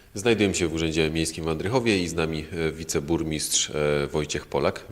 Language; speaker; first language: Polish; native; Polish